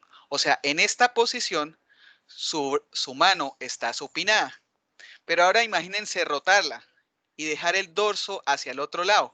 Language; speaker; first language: Spanish; native; Spanish